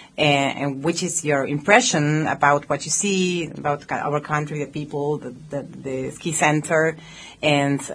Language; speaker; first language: English; non-native, fluent; Spanish